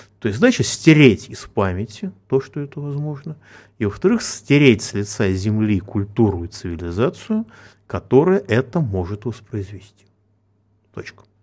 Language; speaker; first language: Russian; native; Russian